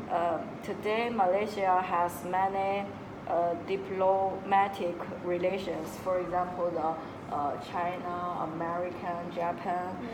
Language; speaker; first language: English; non-native, local second language; Chinese